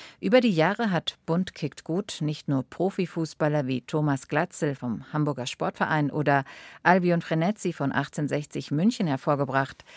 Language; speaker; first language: German; native; German